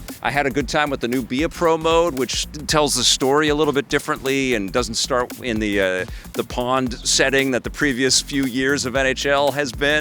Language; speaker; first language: English; native; English